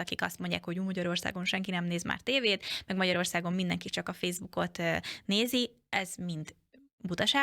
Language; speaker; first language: Hungarian; native; Hungarian